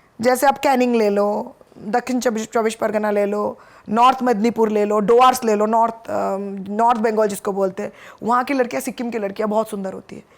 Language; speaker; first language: Hindi; non-native, local second language; Bangla